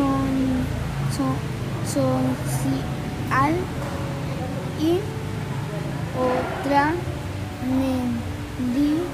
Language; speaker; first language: Spanish; non-native, learner; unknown